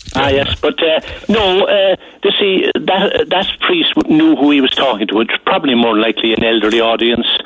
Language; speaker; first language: English; native; English